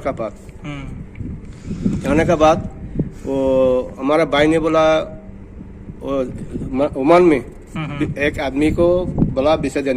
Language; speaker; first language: Hindi; non-native, learner; Bangla